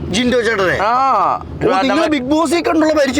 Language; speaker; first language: Malayalam; native; Malayalam